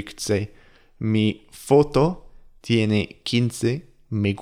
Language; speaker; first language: Spanish; non-native, fluent; English